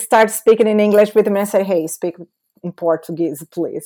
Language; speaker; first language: English; non-native, fluent; Portuguese